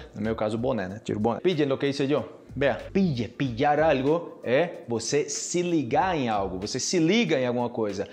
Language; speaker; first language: Portuguese; native; Portuguese